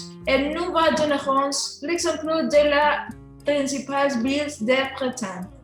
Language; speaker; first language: French; non-native, learner; Spanish